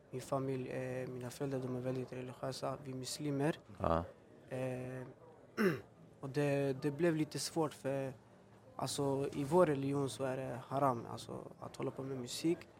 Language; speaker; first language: Swedish; early bilingual, other home language; Albanian